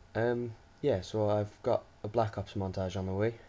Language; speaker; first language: English; native; English